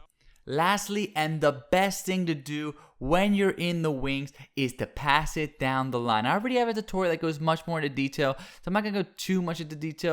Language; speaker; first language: English; native; English